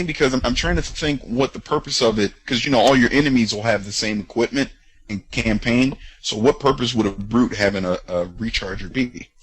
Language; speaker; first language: English; native; English